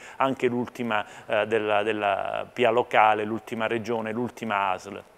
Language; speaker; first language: Italian; native; Italian